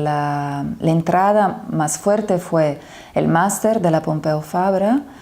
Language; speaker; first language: Spanish; non-native, fluent; Italian